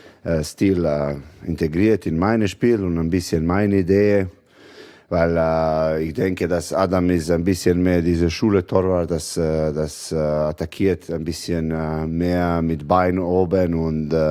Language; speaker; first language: German; non-native, fluent; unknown